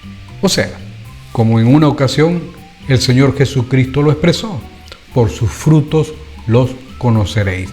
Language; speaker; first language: Spanish; native; Spanish